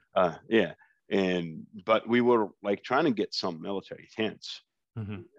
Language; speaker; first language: English; non-native, fluent; Arabic